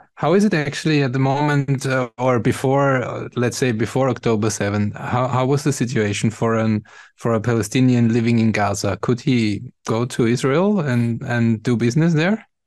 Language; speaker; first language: English; non-native, fluent; German